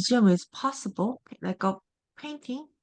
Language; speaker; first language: English; non-native, learner; Korean